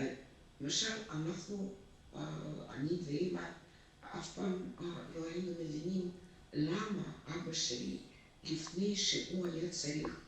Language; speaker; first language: Hebrew; non-native, fluent; Russian